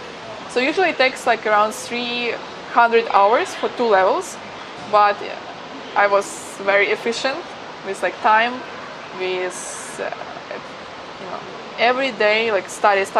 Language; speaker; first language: English; non-native, fluent; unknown